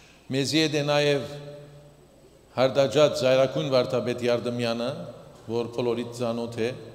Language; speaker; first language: Armenian; native; Armenian